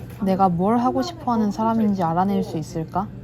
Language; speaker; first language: Korean; native; Korean